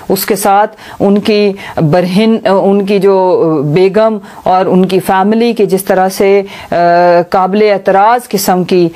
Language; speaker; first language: Urdu; non-native, local second language; Punjabi